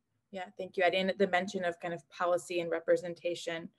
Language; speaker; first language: English; native; English